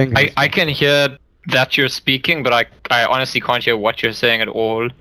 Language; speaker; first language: English; native; English